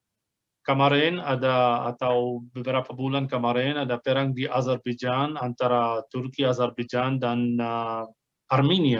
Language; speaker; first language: Indonesian; non-native, fluent; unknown